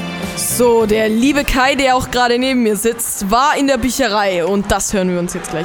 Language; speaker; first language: German; native; German